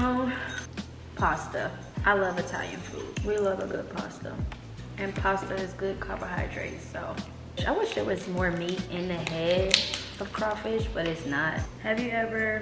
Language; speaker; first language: English; native; English